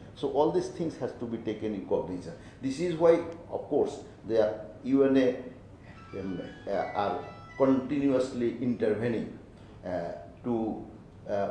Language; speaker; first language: English; non-native, local second language; Bangla